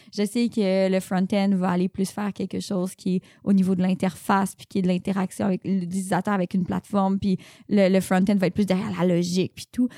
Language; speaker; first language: French; native; French